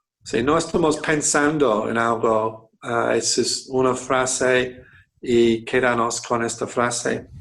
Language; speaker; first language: Spanish; non-native, fluent; English